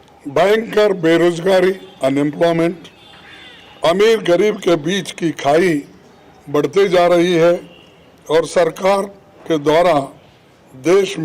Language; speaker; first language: Hindi; non-native, local second language; Kannada